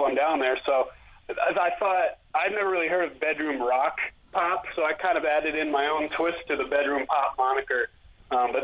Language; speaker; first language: English; native; English